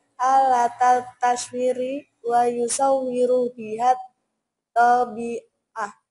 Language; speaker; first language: Arabic; non-native, learner; Indonesian